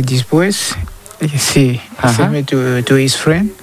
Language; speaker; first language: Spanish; non-native, learner; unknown